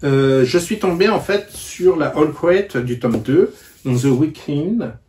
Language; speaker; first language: French; native; French